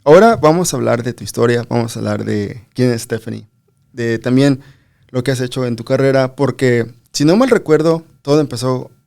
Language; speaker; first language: Spanish; early bilingual, other home language; English